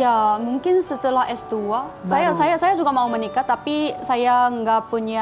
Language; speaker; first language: Indonesian; non-native, fluent; Korean